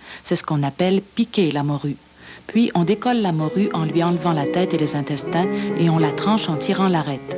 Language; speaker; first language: French; native; French